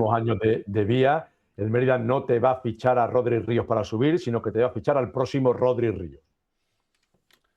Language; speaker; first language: Spanish; native; Spanish